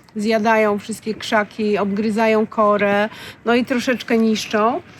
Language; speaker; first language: Polish; native; Polish